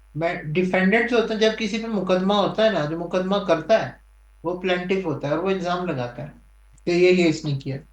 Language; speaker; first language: Urdu; non-native, local second language; Punjabi